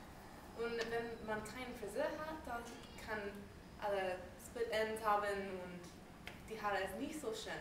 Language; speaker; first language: German; non-native, learner; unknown